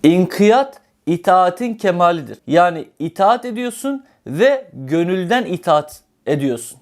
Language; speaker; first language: Turkish; native; Turkish